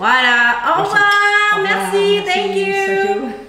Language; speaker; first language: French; early bilingual, heritage; English